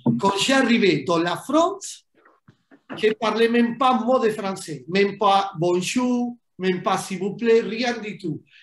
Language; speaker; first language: French; non-native, fluent; Spanish